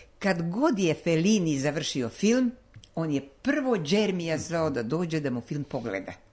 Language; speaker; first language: Serbian; non-native, local second language; Slovak